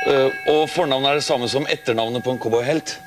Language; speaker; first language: Norwegian; native; Norwegian